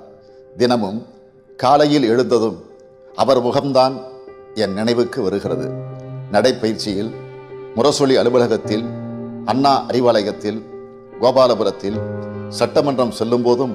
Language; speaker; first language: Tamil; native; Tamil